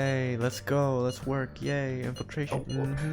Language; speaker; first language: English; native; English